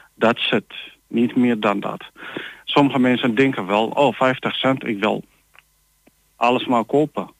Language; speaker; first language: Dutch; non-native, learner; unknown